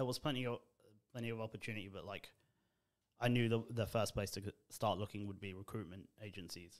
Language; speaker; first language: English; native; English